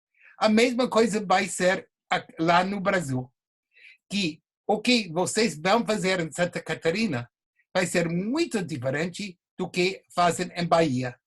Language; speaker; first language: Portuguese; non-native, fluent; English